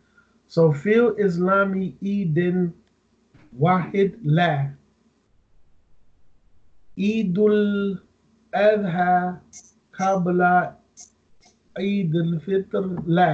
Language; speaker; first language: Arabic; non-native, learner; English